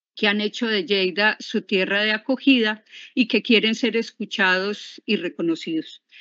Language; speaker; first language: Spanish; native; Spanish